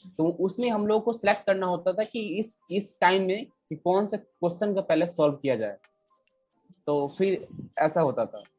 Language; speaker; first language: Hindi; native; Hindi